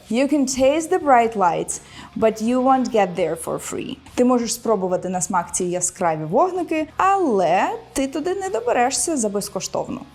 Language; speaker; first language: Ukrainian; non-native, local second language; Russian